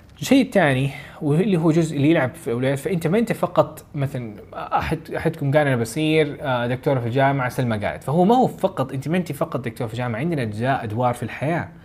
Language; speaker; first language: Arabic; native; Arabic